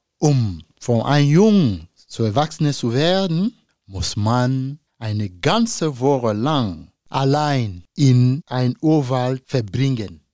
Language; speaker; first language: German; non-native, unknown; Dyula